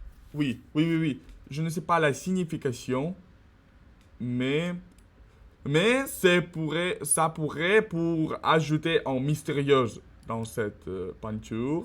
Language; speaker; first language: French; non-native, learner; Russian